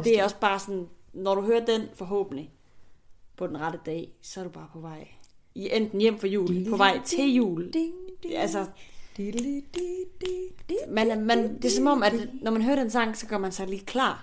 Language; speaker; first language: Danish; native; Danish